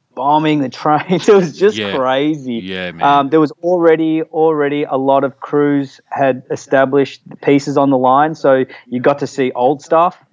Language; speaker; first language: English; native; English